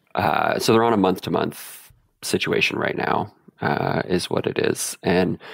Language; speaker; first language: English; native; English